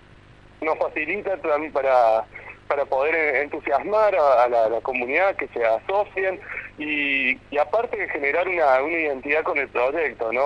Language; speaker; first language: Spanish; native; Spanish